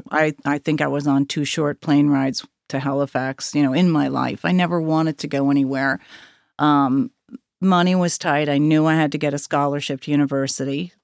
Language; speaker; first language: English; native; English